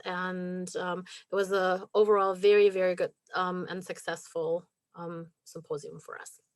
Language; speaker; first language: English; non-native, fluent; German